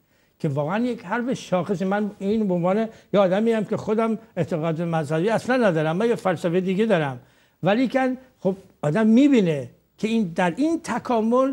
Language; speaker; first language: Persian; native; Persian